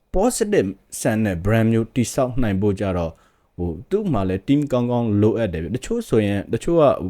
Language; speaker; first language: Burmese; native; Burmese